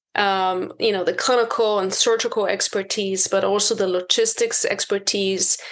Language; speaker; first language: English; non-native, fluent; German